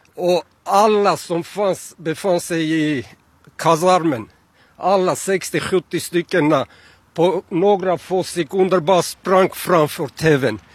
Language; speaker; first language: Swedish; non-native, fluent; Armenian